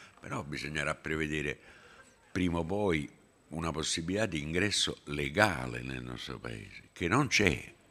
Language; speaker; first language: Italian; native; Italian